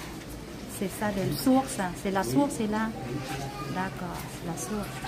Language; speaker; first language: French; non-native, learner; Vietnamese